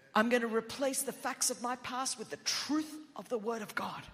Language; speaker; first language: English; non-native, local second language; Greek